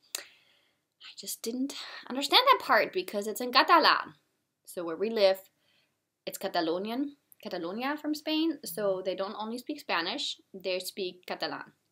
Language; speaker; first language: English; non-native, fluent; German